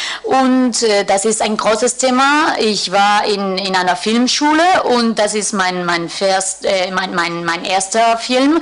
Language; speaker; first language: German; non-native, fluent; Spanish